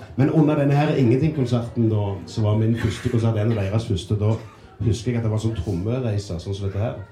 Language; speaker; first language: Norwegian; native; Norwegian